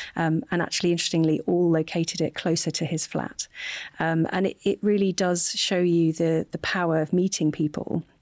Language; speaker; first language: English; native; English